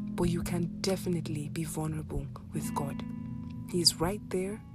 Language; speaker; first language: English; non-native, local second language; Yoruba